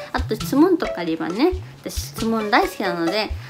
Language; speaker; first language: Japanese; non-native, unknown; Spanish